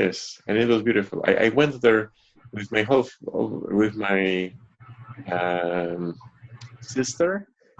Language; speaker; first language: English; non-native, fluent; Polish